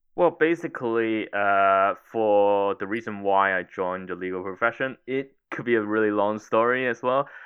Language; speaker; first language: English; non-native, local second language; Cantonese